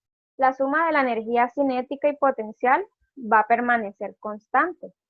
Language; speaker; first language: Spanish; native; Spanish